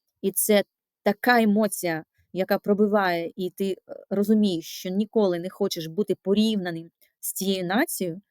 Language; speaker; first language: Ukrainian; non-native, local second language; Russian